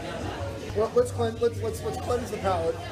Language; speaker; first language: English; native; English